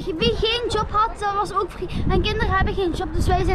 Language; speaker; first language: Dutch; early bilingual, other home language; Nepali